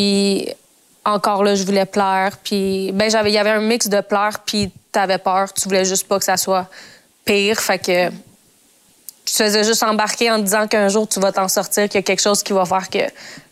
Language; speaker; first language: French; native; French